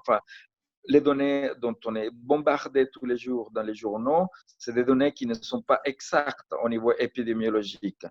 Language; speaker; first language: French; non-native, fluent; Spanish